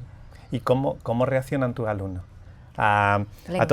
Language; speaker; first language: Spanish; native; Spanish